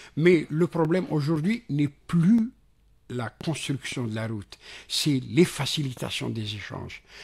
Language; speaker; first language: French; non-native, local second language; Arabic